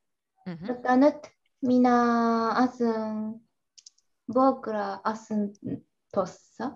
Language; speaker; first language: Finnish; non-native, learner; Japanese